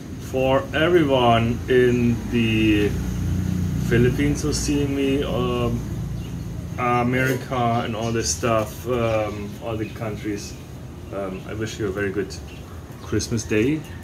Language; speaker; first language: English; non-native, fluent; German